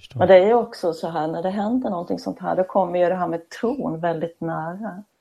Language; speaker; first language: Swedish; native; Swedish